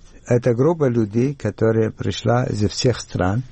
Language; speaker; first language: Russian; non-native, learner; Arabic